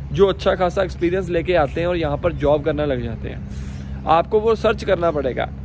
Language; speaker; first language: Hindi; native; Hindi